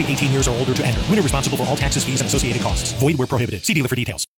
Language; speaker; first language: English; native; English